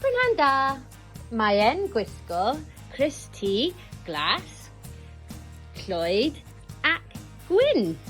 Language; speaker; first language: Welsh; non-native, learner; English